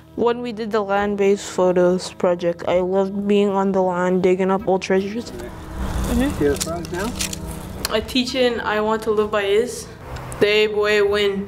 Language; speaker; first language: English; native; English